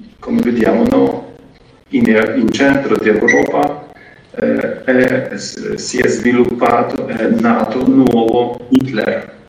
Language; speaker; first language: Italian; non-native, fluent; Ukrainian